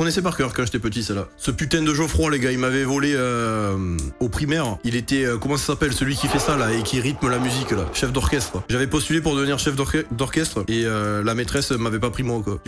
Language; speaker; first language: French; native; French